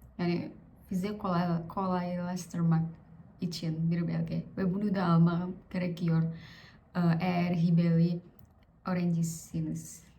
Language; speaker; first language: Turkish; non-native, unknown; Vietnamese